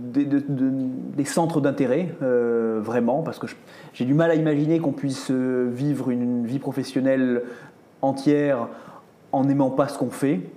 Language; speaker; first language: French; native; French